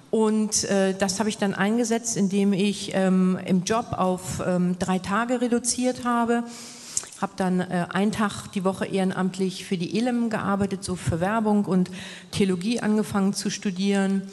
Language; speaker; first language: German; native; German